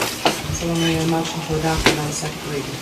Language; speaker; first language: English; native; English